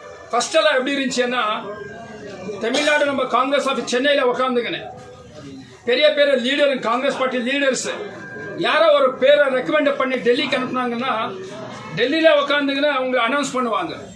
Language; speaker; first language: Tamil; non-native, learner; Kannada